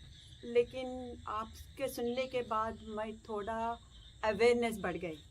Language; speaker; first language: Hindi; non-native, local second language; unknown